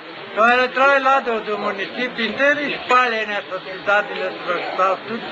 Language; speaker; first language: Portuguese; native; Portuguese